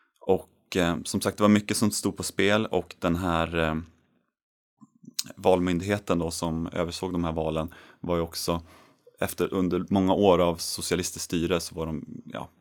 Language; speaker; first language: Swedish; native; Swedish